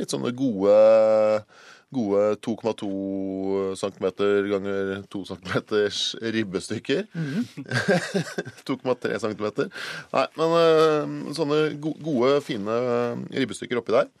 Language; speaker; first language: Norwegian; native; Norwegian